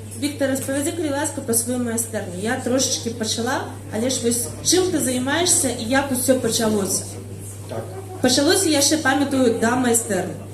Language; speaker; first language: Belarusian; non-native, local second language; Russian